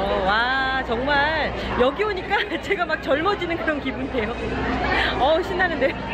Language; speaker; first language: Korean; native; Korean